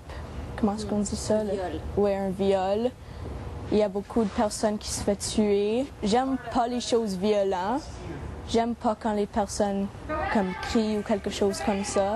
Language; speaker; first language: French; non-native, local second language; English